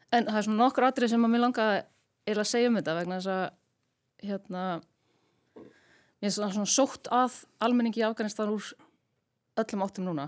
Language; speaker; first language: Icelandic; native; Icelandic